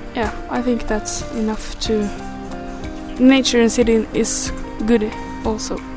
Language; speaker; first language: English; non-native, learner; Swedish